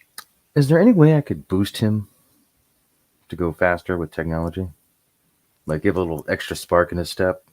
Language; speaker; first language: English; native; English